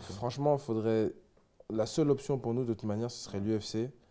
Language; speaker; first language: French; native; French